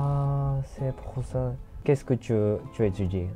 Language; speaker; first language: French; non-native, learner; Japanese